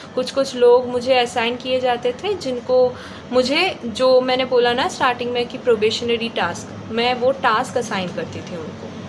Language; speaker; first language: Hindi; non-native, local second language; Bangla